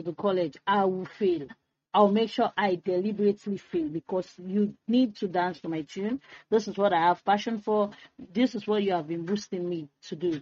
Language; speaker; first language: English; non-native, local second language; Krio